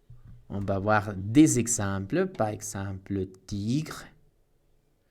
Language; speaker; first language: French; non-native, fluent; Spanish